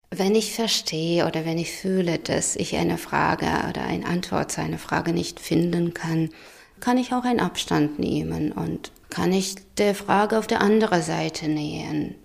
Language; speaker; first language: German; non-native, fluent; Russian